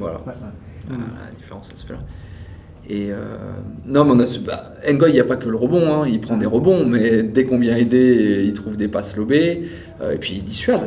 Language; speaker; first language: French; native; French